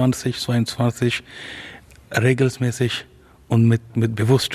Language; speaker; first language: German; non-native, learner; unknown